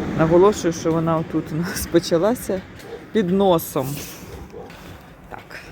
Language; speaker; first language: Ukrainian; native; Ukrainian